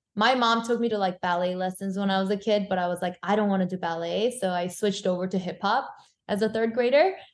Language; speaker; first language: English; early bilingual, other home language; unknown